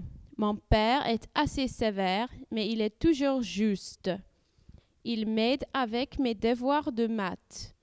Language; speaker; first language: French; non-native, learner; English